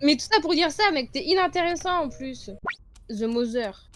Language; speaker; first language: French; native; French